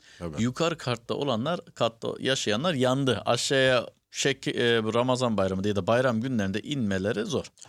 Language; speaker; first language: Turkish; native; Turkish